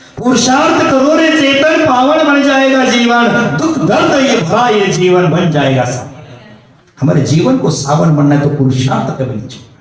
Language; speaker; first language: Hindi; non-native, local second language; Marathi